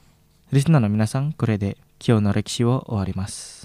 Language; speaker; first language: Japanese; non-native, fluent; Indonesian